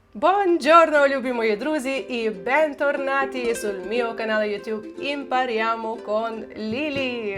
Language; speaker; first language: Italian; non-native, fluent; Ukrainian